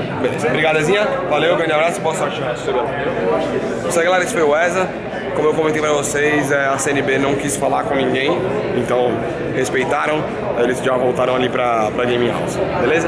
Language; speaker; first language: Portuguese; native; Portuguese